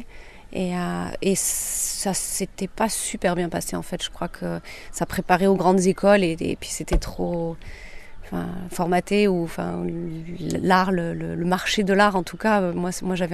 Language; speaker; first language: French; native; French